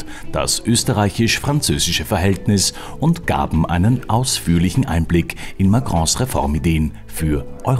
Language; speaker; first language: German; native; German